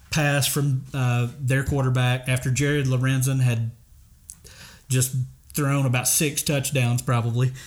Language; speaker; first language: English; native; English